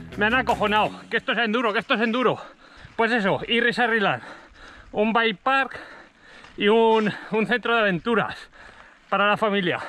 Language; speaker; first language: Spanish; native; Spanish